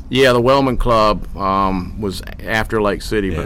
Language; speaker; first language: English; native; English